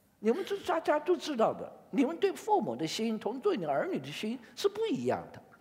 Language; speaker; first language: Chinese; native; Chinese